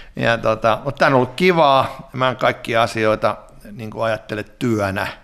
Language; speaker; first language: Finnish; native; Finnish